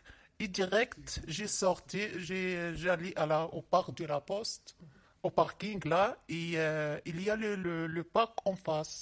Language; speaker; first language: French; non-native, learner; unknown